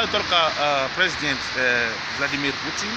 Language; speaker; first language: Russian; non-native, learner; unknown